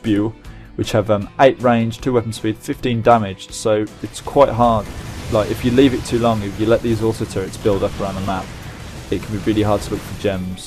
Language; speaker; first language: English; native; English